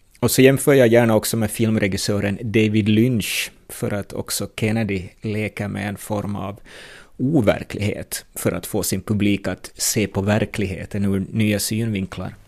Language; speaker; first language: Swedish; native; Swedish